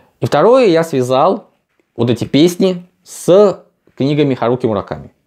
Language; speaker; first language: Russian; native; Russian